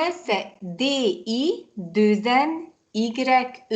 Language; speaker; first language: French; non-native, fluent; Hungarian